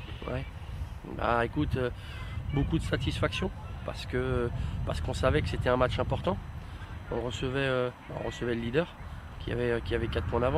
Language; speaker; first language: French; native; French